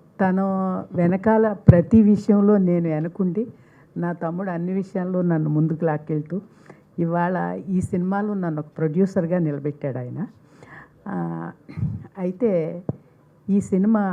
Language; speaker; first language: Telugu; native; Telugu